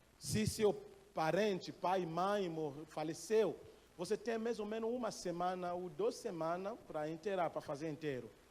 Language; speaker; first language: Portuguese; non-native, fluent; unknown